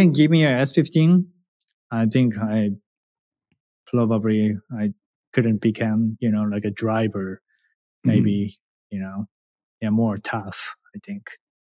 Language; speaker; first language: English; non-native, learner; Japanese